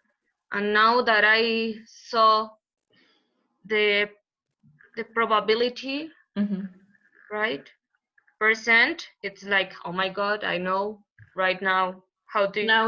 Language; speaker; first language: English; non-native, learner; Spanish